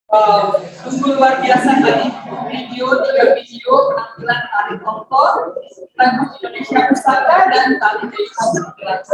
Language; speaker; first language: Indonesian; native; Indonesian